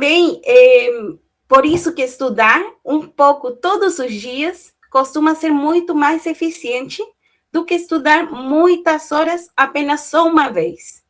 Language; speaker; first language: Portuguese; non-native, fluent; Spanish